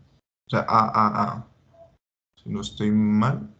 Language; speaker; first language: Spanish; native; Spanish